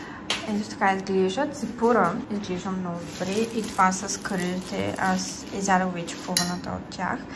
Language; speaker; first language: Bulgarian; native; Bulgarian